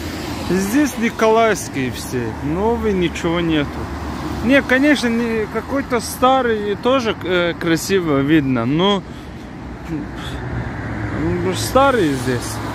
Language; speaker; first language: Russian; non-native, learner; Azerbaijani